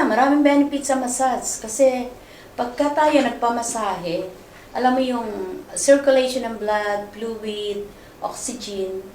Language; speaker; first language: Filipino; native; Filipino